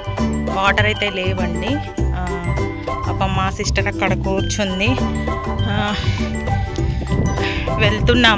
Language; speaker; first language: Telugu; native; Telugu